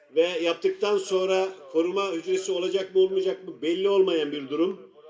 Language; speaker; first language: Turkish; native; Turkish